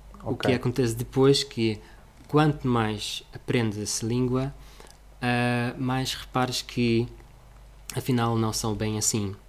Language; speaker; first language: Portuguese; non-native, fluent; Russian